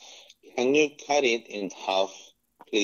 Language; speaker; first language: English; non-native, learner; Korean